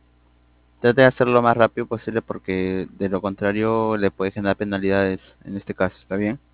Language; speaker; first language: Spanish; native; Spanish